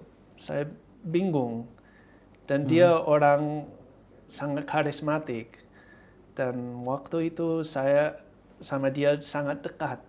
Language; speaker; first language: Indonesian; non-native, fluent; English